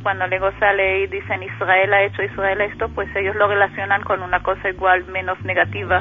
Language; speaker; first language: Spanish; non-native, fluent; Hebrew